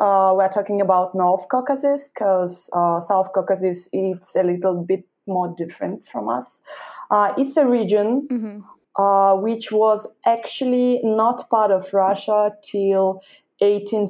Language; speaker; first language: English; non-native, fluent; Russian